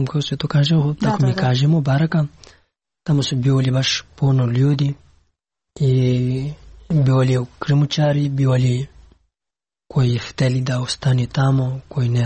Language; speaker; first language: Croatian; non-native, learner; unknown